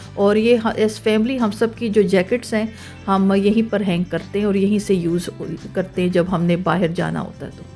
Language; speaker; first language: Urdu; native; Urdu